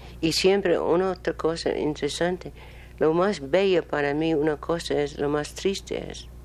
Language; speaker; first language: Spanish; non-native, learner; English